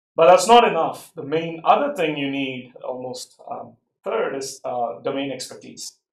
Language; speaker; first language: English; non-native, local second language; Tamil